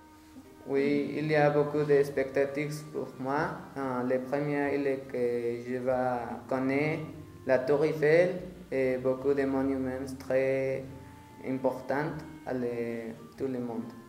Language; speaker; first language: French; non-native, learner; Spanish